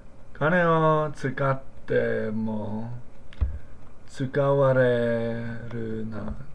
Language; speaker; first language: Japanese; non-native, learner; English